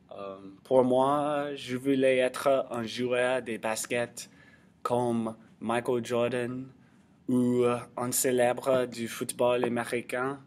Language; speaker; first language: French; non-native, learner; English